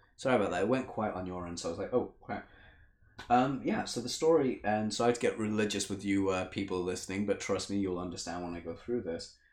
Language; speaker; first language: English; native; English